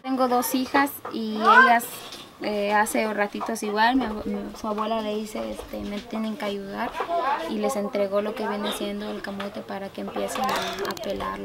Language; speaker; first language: Spanish; native; Spanish